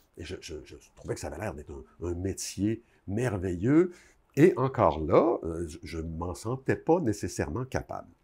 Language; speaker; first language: French; native; French